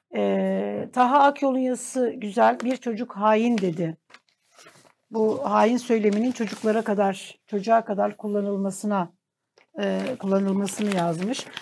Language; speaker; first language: Turkish; native; Turkish